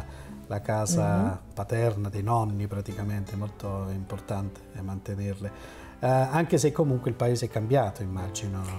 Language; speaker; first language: Italian; native; Italian